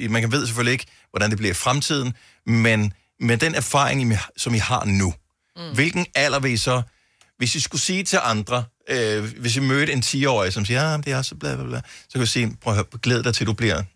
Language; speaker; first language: Danish; native; Danish